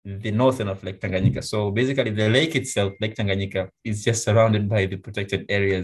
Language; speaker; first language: English; non-native, local second language; Swahili